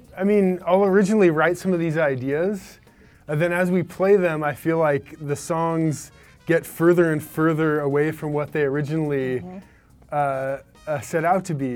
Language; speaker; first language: English; native; English